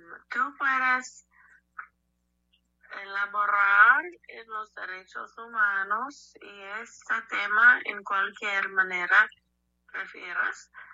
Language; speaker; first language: Spanish; non-native, learner; English